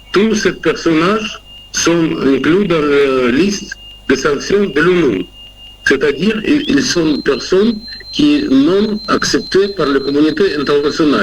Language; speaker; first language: French; non-native, fluent; Russian